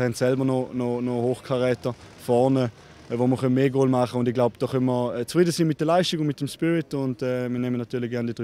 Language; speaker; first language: German; native; German